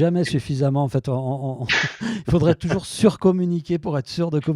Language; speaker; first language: French; native; French